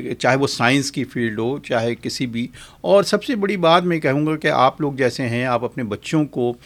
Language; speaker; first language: Urdu; native; Urdu